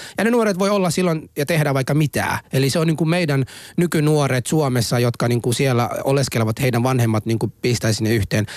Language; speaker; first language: Finnish; non-native, fluent; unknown